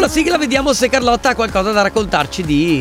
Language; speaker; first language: Italian; native; Italian